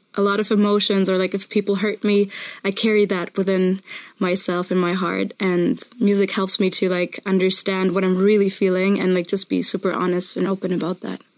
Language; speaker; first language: English; non-native, fluent; German